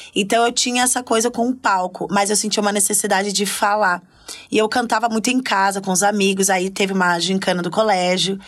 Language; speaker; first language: Portuguese; native; Portuguese